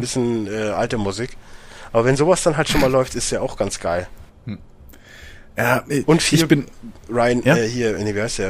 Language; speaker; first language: German; native; German